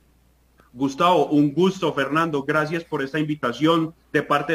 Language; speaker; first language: Spanish; native; Spanish